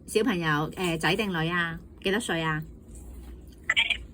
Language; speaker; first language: Cantonese; native; Cantonese